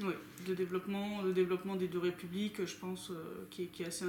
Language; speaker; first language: French; native; French